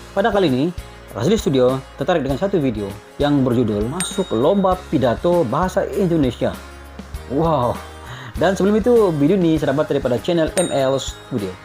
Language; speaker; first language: Malay; native; Malay